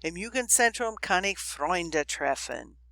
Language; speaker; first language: German; non-native, fluent; English